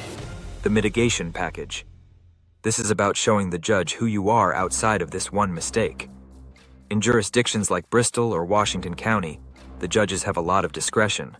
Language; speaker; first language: English; native; English